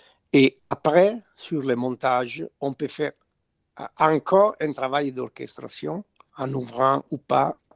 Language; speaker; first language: French; non-native, fluent; Italian